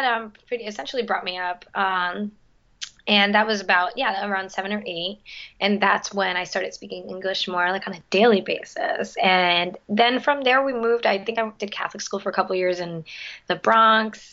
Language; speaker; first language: English; early bilingual, other home language; Spanish